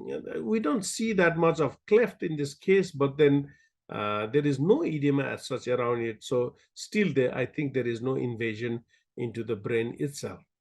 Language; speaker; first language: English; non-native, local second language; Nepali